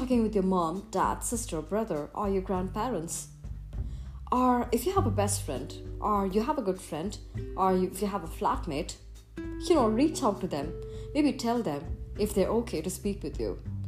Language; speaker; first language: English; non-native, local second language; Tamil